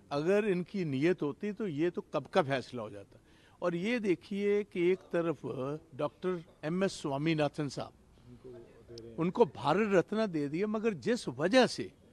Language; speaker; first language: Hindi; non-native, local second language; Punjabi